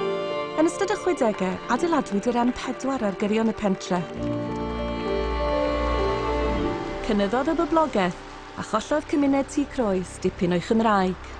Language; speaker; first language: Welsh; native; Welsh